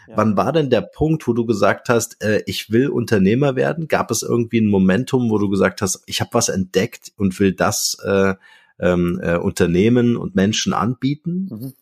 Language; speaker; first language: German; native; German